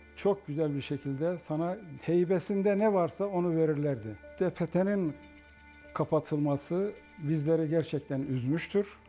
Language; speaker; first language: Turkish; native; Turkish